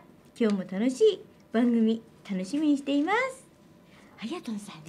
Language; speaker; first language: Japanese; native; Japanese